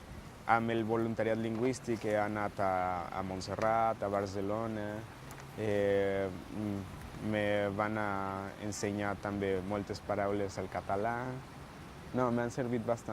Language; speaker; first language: Catalan; non-native, learner; Spanish